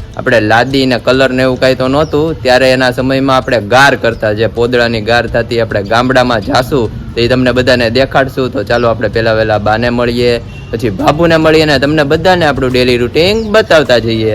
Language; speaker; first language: Gujarati; native; Gujarati